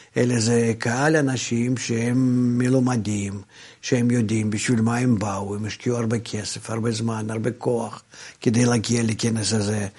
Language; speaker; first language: Hebrew; non-native, fluent; Russian